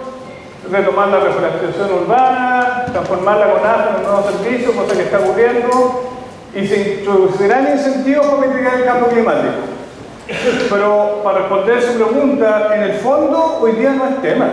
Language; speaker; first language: Spanish; native; Spanish